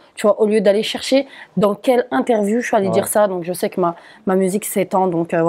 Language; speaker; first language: French; native; French